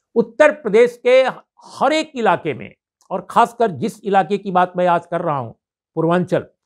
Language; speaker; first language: Hindi; native; Hindi